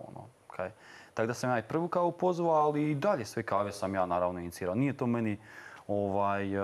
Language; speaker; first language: Croatian; native; Croatian